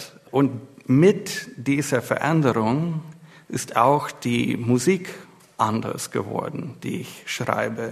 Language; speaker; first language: German; non-native, fluent; English